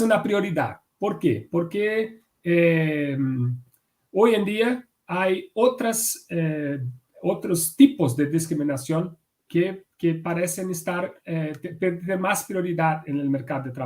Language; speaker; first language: Spanish; non-native, fluent; Portuguese